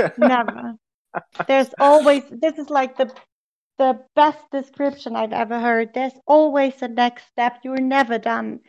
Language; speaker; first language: English; non-native, fluent; German